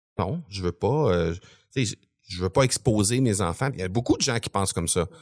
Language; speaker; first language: French; native; French